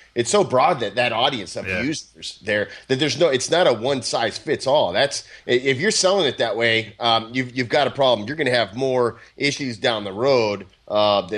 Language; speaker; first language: English; native; English